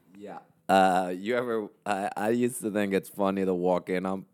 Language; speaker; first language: English; non-native, fluent; Spanish